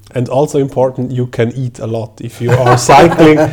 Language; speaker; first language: English; non-native, fluent; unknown